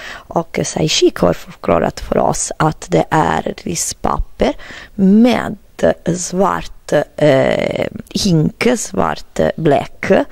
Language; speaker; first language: Swedish; non-native, fluent; Italian